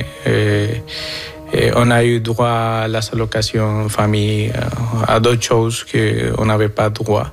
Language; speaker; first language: French; non-native, fluent; Spanish